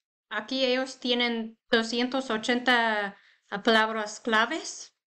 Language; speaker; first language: Spanish; non-native, learner; English